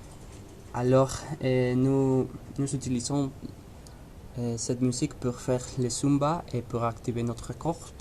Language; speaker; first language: French; non-native, learner; Spanish